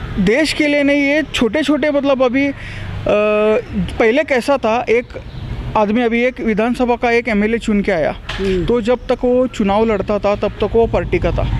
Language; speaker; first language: Hindi; non-native, local second language; Marathi